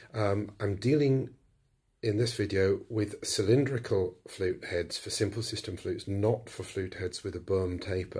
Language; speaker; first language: English; native; English